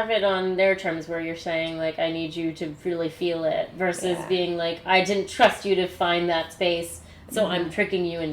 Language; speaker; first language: English; native; English